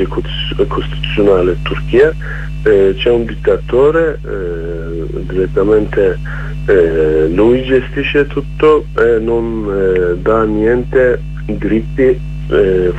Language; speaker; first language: Italian; non-native, learner; Kurdish